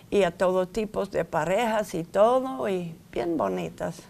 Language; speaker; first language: Spanish; non-native, fluent; English